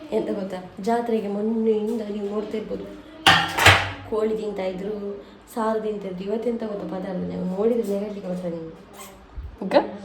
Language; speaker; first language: Kannada; non-native, local second language; Tulu